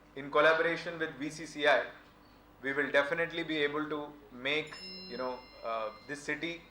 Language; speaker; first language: English; non-native, local second language; Telugu